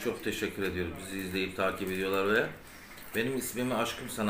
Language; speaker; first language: Turkish; native; Turkish